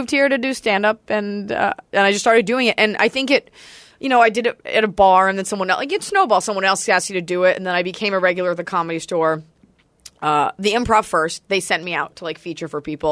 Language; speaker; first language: English; native; English